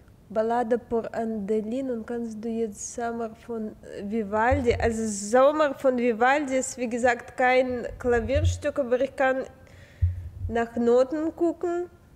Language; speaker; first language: German; non-native, fluent; Belarusian